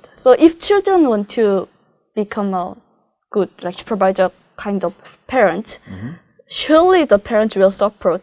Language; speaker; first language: English; non-native, learner; Korean